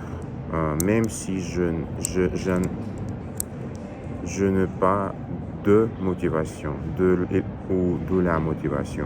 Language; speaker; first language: French; non-native, learner; Russian